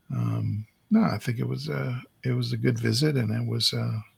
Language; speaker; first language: English; native; English